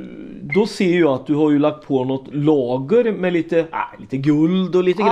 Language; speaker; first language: Swedish; native; Swedish